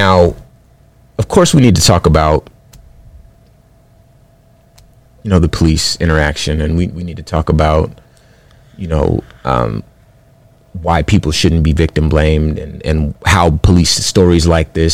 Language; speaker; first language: English; early bilingual, other home language; Spanish